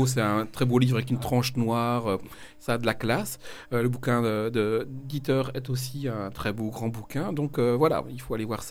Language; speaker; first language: French; native; French